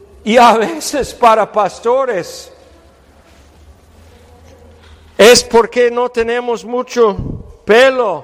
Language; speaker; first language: Spanish; non-native, fluent; English